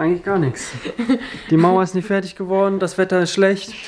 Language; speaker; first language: German; native; German